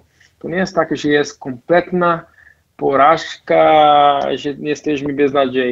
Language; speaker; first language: Polish; non-native, fluent; Portuguese